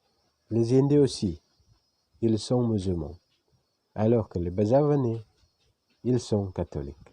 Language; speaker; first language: French; non-native, fluent; Indonesian